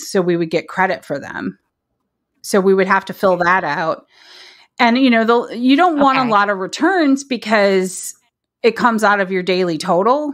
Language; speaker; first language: English; native; English